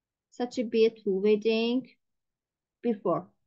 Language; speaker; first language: English; non-native, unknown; Azerbaijani